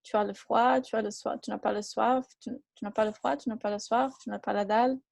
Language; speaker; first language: French; non-native, fluent; Portuguese